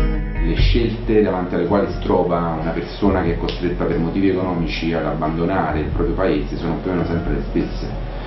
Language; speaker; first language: Italian; native; Italian